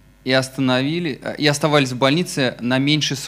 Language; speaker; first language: Russian; native; Russian